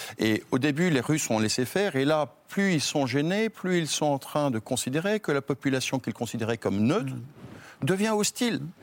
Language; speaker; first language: French; native; French